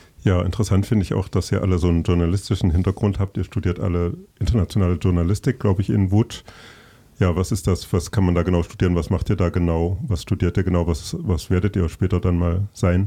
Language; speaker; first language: German; native; German